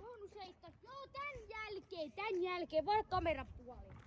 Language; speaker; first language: Finnish; native; Finnish